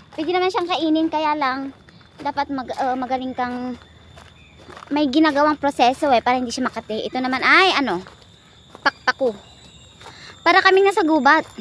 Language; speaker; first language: Filipino; non-native, local second language; Iloko